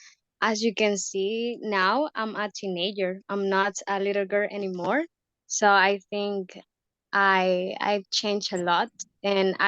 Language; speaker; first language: English; non-native, learner; Spanish